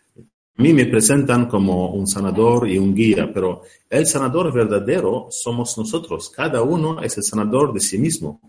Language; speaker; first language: Spanish; non-native, fluent; Arabic